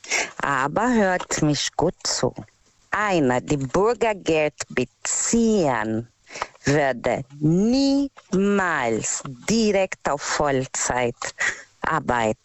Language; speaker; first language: German; non-native, learner; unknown